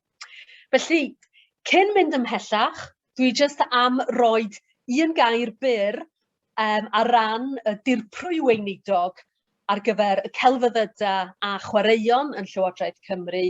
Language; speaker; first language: Welsh; native; Welsh